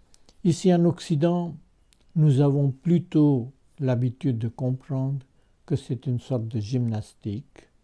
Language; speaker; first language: French; non-native, fluent; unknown